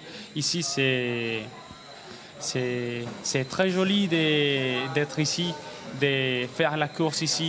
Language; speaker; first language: French; non-native, learner; Spanish